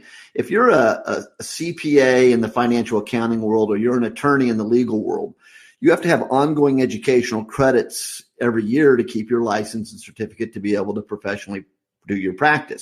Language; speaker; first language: English; native; English